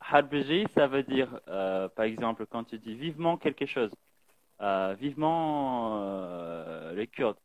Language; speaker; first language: French; non-native, fluent; Portuguese